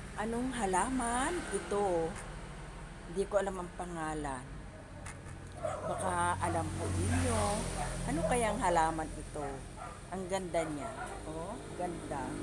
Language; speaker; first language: Filipino; non-native, local second language; Iloko